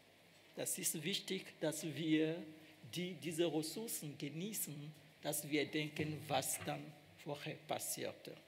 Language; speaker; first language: German; non-native, fluent; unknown